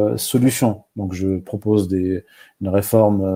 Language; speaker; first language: French; non-native, local second language; Arabic